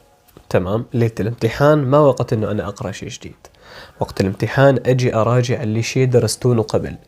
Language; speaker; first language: Arabic; native; Arabic